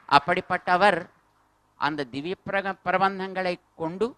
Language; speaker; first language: Tamil; non-native, local second language; Telugu